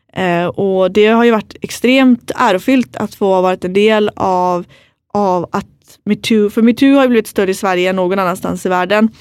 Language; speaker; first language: Swedish; native; Swedish